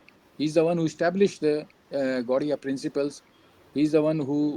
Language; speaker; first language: Hindi; native; Hindi